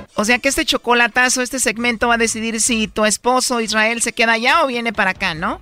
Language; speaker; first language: Spanish; native; Spanish